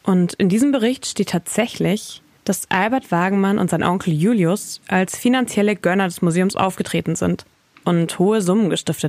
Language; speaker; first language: German; native; German